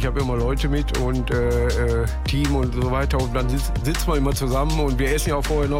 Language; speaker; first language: German; native; German